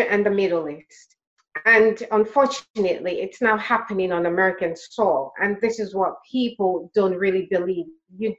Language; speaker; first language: English; non-native, local second language; Krio